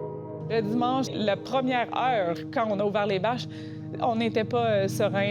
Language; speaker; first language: French; native; French